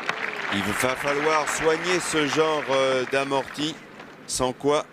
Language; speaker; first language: French; native; French